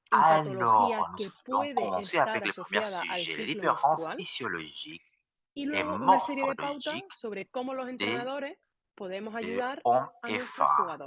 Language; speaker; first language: French; non-native, learner; Spanish